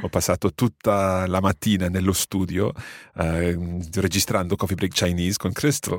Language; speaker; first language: Italian; non-native, fluent; English